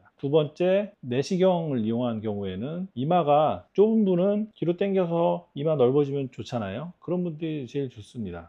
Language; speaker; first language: Korean; native; Korean